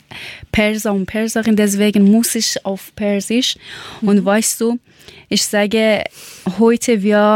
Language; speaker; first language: German; non-native, learner; Persian